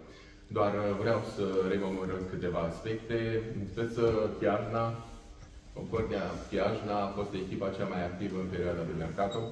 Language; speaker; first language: Romanian; native; Romanian